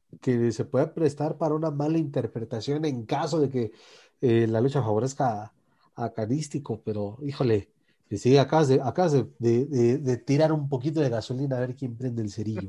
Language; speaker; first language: Spanish; native; Spanish